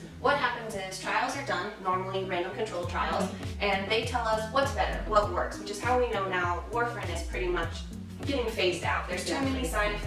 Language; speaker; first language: English; native; English